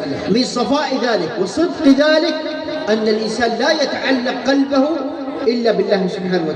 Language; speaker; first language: Arabic; native; Arabic